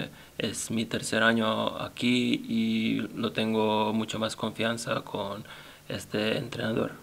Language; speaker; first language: Spanish; non-native, learner; Serbian